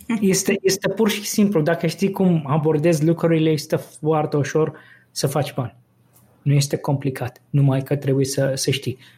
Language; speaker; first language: Romanian; non-native, fluent; Arabic